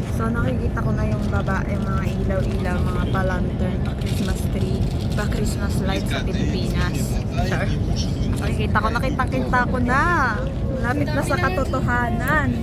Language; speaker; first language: Filipino; native; Filipino